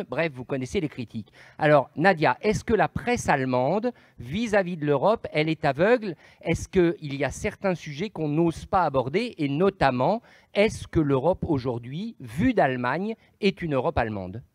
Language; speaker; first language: French; native; French